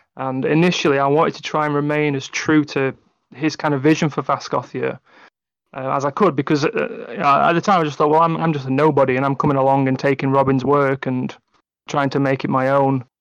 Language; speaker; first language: English; native; English